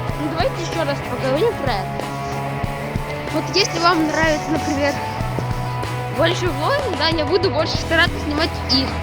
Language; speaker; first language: Russian; non-native, local second language; Ukrainian